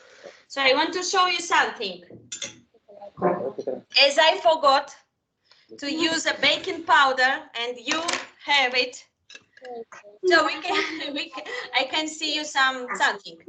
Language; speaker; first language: English; non-native, fluent; Spanish